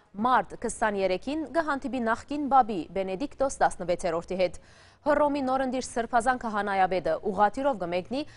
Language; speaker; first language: Armenian; early bilingual, heritage; Armenian